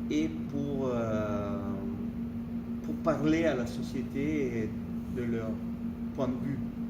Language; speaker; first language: French; non-native, fluent; Italian